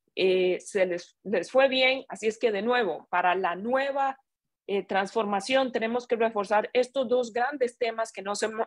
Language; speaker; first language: Spanish; native; Spanish